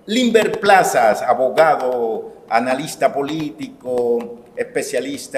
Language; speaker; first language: Spanish; native; Spanish